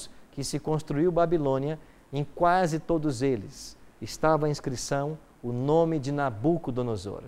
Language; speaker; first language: Portuguese; native; Portuguese